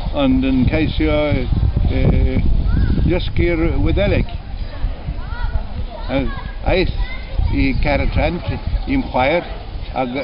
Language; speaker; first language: Welsh; non-native, learner; Irish